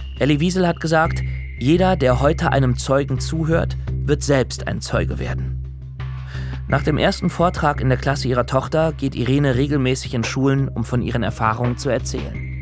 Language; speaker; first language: German; native; German